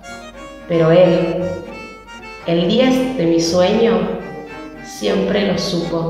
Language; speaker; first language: Spanish; native; Spanish